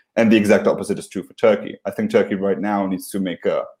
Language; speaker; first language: English; non-native, fluent; Luxembourgish